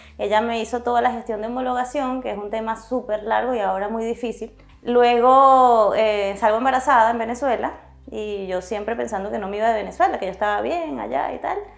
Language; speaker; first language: Spanish; native; Spanish